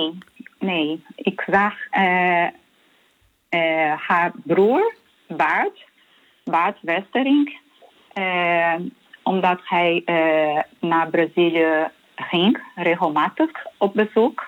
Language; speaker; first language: Dutch; non-native, fluent; Portuguese